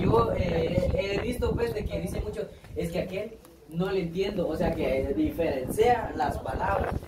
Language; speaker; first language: Spanish; native; Spanish